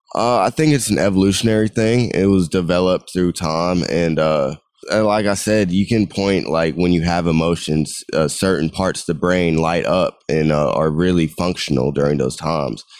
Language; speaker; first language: English; native; English